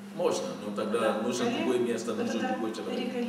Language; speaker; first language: Russian; non-native, fluent; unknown